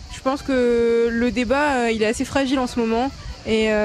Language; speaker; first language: French; native; French